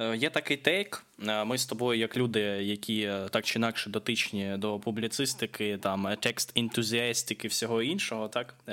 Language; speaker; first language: Ukrainian; non-native, local second language; Russian